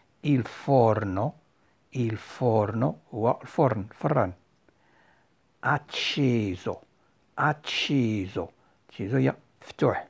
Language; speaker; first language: Italian; non-native, fluent; Arabic